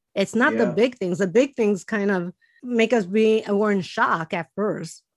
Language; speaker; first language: English; early bilingual, other home language; Spanish